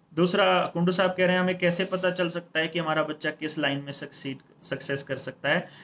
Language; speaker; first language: Hindi; native; Hindi